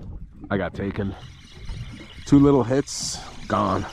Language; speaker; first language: English; native; English